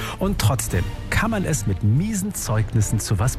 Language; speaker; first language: German; native; German